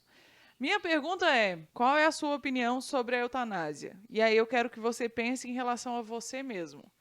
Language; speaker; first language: Portuguese; native; Portuguese